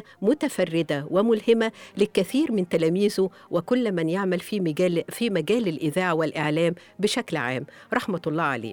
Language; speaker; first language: Arabic; native; Arabic